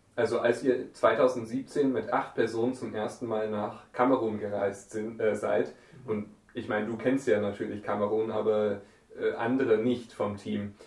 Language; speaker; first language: German; native; German